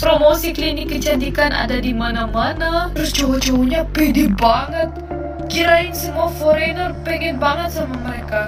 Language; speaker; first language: Indonesian; non-native, fluent; German